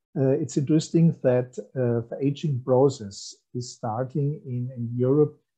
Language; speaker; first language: English; non-native, fluent; German